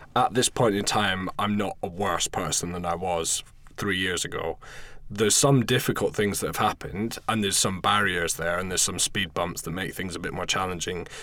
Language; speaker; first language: English; native; English